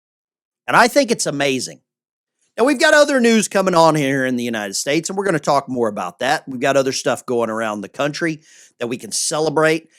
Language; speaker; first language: English; native; English